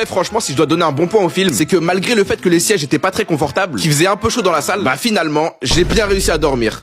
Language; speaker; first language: French; native; French